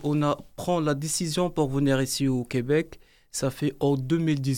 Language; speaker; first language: French; non-native, learner; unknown